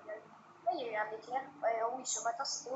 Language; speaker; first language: French; native; French